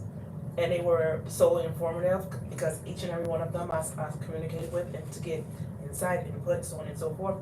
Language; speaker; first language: English; native; English